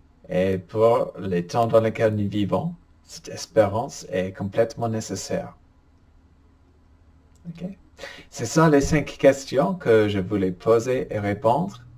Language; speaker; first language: French; non-native, fluent; English